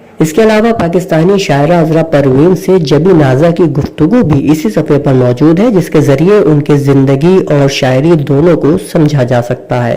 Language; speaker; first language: Urdu; native; Urdu